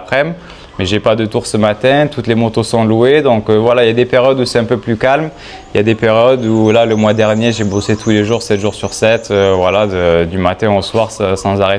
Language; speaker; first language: French; native; French